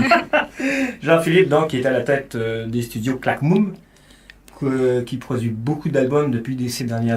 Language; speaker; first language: French; native; French